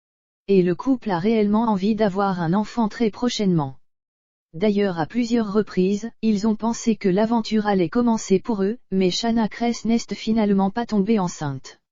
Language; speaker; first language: French; native; French